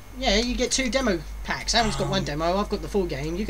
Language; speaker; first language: English; native; English